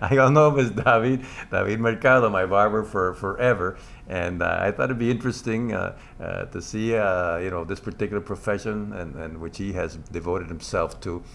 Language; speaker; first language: English; non-native, local second language; Spanish